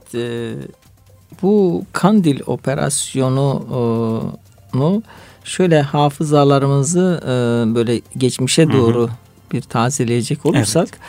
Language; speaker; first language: Turkish; native; Turkish